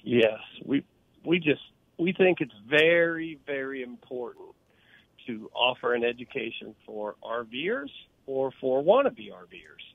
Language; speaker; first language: English; native; English